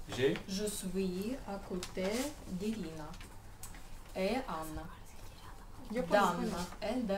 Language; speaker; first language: French; non-native, learner; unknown